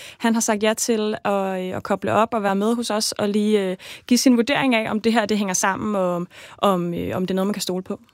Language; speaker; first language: Danish; native; Danish